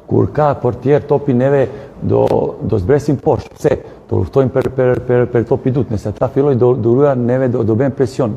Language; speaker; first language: Albanian; non-native, learner; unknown